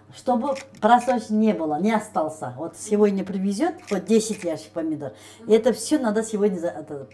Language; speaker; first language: Russian; non-native, local second language; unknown